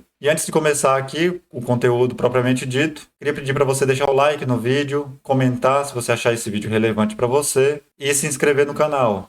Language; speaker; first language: Portuguese; native; Portuguese